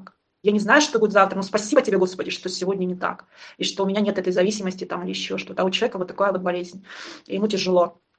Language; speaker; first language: Russian; native; Russian